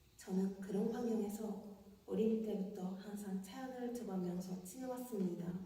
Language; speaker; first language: Korean; non-native, fluent; Japanese